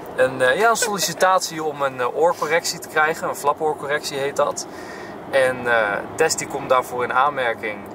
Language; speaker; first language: Dutch; native; Dutch